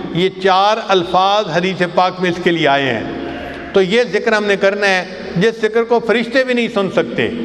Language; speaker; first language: Urdu; non-native, local second language; Punjabi